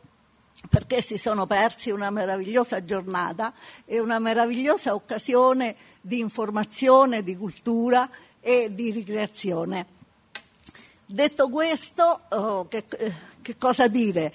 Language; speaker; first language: Italian; native; Italian